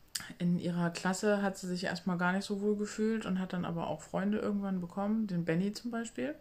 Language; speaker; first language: German; native; German